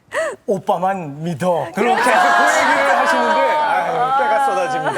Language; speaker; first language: Korean; native; Korean